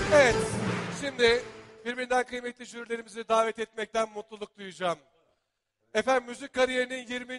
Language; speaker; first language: Turkish; native; Turkish